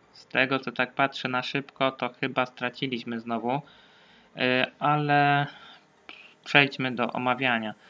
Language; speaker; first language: Polish; native; Polish